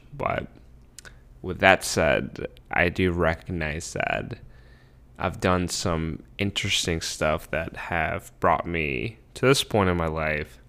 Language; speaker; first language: English; early bilingual, other home language; Spanish